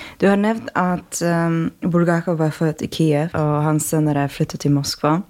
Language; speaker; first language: Norwegian; non-native, fluent; Polish